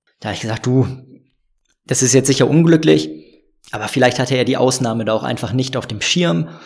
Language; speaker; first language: German; native; German